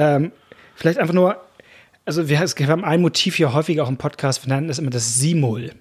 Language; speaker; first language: German; native; German